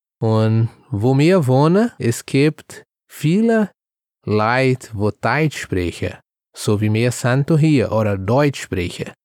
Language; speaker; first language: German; early bilingual, heritage; Portuguese